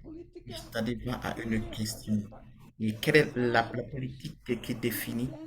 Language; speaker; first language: French; non-native, fluent; Portuguese